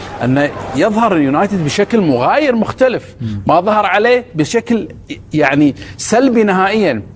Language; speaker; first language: Arabic; native; Arabic